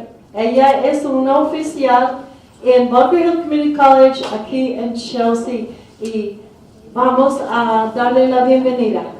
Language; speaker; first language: Spanish; early bilingual, heritage; Spanish